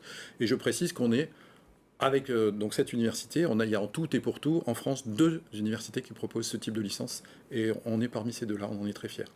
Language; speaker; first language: French; native; French